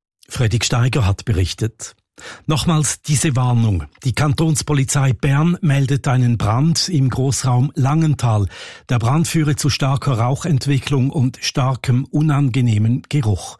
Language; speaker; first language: German; native; German